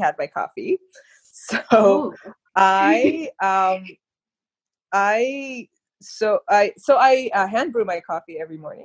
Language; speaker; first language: English; non-native, local second language; Filipino